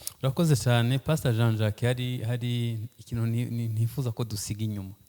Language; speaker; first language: Kinyarwanda; early bilingual, heritage; Kinyarwanda